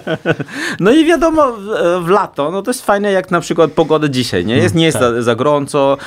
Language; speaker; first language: Polish; non-native, fluent; Chinese